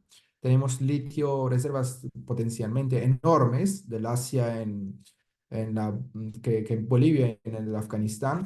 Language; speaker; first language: Spanish; non-native, fluent; Persian